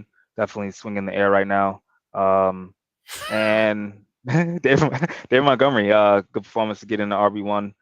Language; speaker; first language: English; native; English